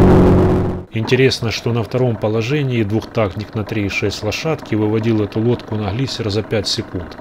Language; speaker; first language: Russian; native; Russian